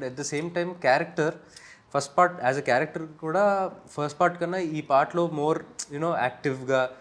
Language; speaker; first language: Telugu; native; Telugu